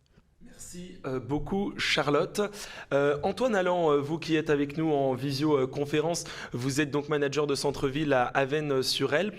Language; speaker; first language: French; native; French